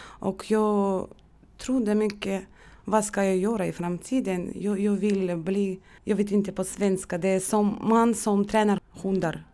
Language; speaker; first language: Swedish; non-native, learner; Russian